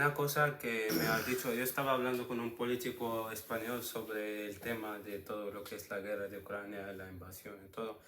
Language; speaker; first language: Spanish; non-native, fluent; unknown